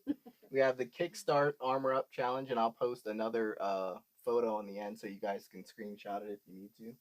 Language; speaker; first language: English; native; English